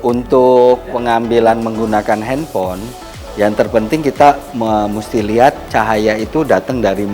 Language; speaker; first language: Indonesian; native; Indonesian